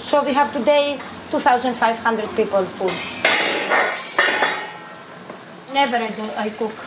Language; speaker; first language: English; non-native, local second language; Greek